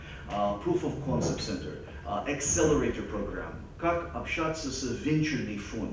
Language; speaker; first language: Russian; non-native, fluent; English